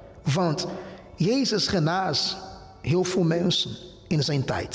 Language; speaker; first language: Dutch; non-native, fluent; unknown